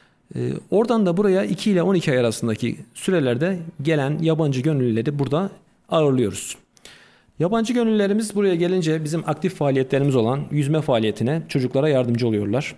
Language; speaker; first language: Turkish; native; Turkish